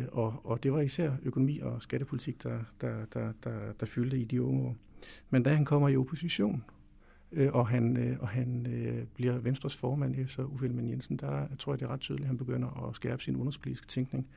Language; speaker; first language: Danish; native; Danish